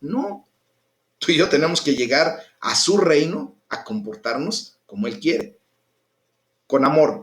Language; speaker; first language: Spanish; native; Spanish